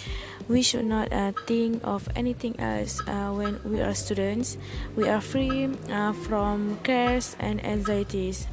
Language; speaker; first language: English; non-native, learner; Malay